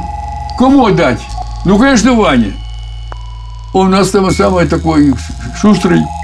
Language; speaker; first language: Russian; native; Russian